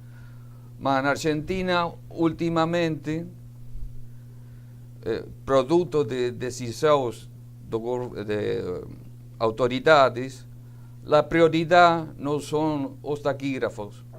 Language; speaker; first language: Portuguese; non-native, learner; Spanish